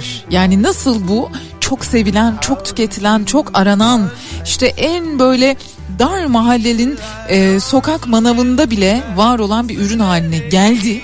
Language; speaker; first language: Turkish; native; Turkish